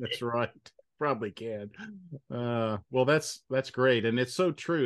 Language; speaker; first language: English; native; English